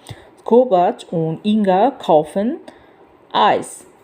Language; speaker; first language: German; non-native, learner; Bangla